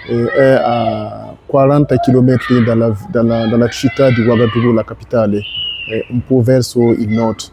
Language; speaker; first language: Italian; non-native, learner; French